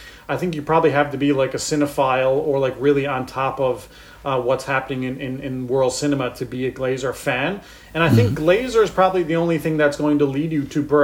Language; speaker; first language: English; native; English